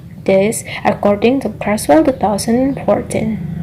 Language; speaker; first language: English; non-native, learner; Indonesian